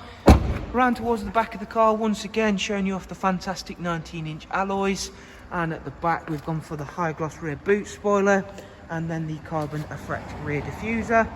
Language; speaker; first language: English; native; English